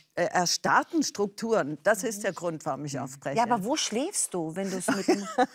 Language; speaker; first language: German; native; German